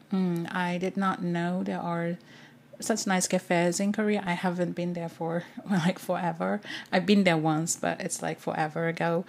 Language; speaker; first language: English; non-native, fluent; Japanese